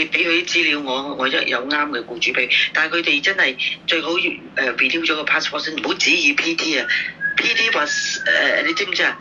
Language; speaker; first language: Cantonese; native; Cantonese